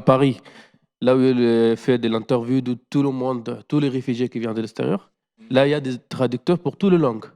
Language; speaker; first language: French; non-native, learner; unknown